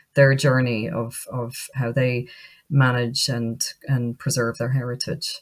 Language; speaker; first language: English; native; English